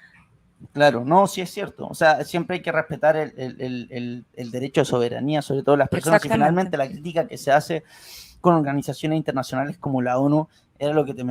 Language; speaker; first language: Spanish; native; Spanish